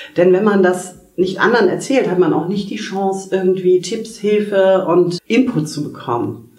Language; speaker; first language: German; native; German